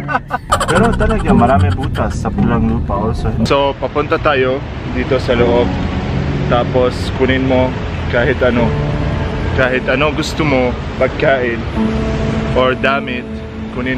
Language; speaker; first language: Filipino; non-native, learner; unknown